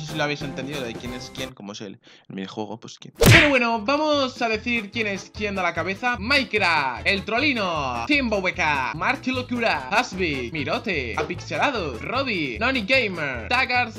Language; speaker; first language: Spanish; native; Spanish